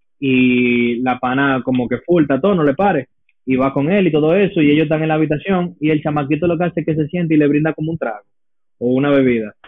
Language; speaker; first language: Spanish; early bilingual, heritage; Spanish